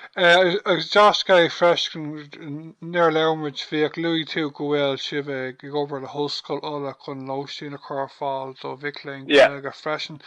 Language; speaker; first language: Irish; non-native, local second language; English